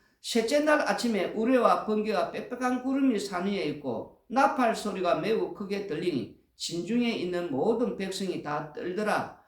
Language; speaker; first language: Korean; native; Korean